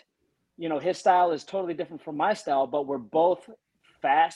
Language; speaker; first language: English; native; English